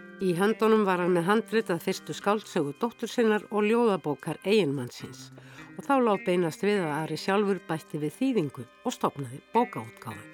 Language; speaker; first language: Icelandic; native; Icelandic